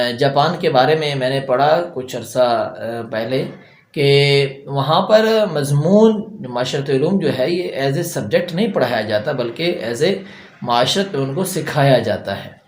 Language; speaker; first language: Urdu; native; Urdu